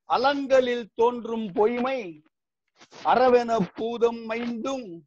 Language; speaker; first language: Tamil; native; Tamil